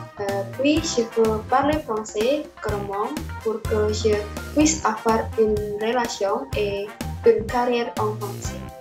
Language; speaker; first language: French; non-native, learner; Indonesian